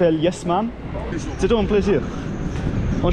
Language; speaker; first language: French; non-native, learner; English